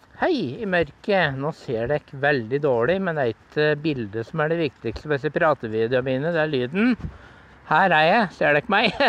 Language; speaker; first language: Norwegian; native; Norwegian